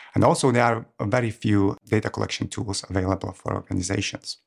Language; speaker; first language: English; non-native, fluent; Czech